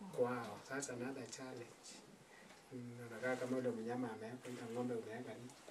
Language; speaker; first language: Swahili; non-native, local second language; Kalenjin